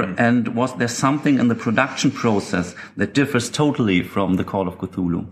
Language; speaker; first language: English; non-native, fluent; German